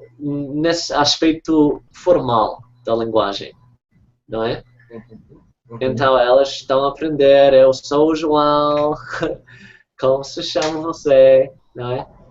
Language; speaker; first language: Portuguese; non-native, fluent; English